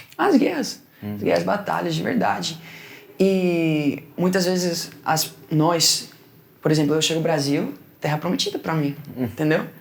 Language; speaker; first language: Portuguese; non-native, fluent; Spanish